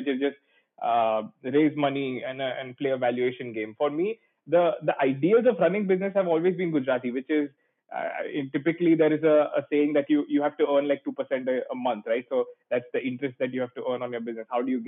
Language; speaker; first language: English; non-native, local second language; Gujarati